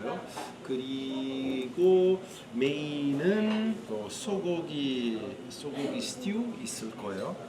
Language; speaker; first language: Korean; non-native, learner; Italian